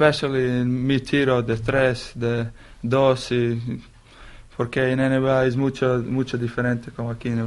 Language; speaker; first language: Spanish; non-native, learner; Slovenian